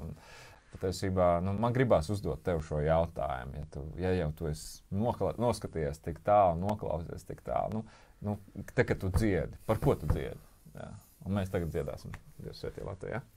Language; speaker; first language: Latvian; native; Latvian